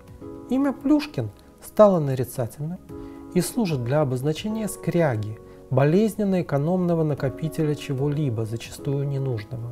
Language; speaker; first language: Russian; native; Russian